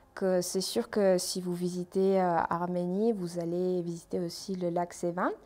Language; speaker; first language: French; non-native, learner; Armenian